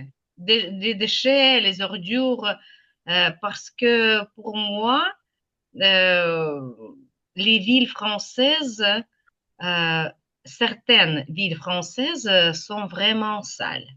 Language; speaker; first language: French; non-native, fluent; Ukrainian